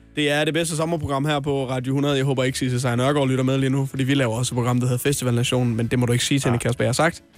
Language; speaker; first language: Danish; native; Danish